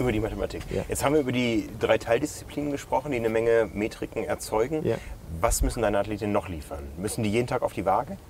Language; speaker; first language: German; native; German